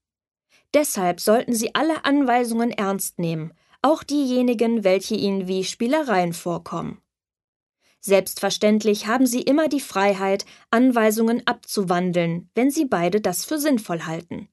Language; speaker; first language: German; native; German